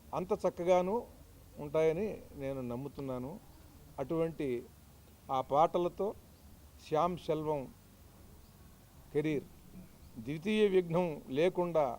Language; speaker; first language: Telugu; native; Telugu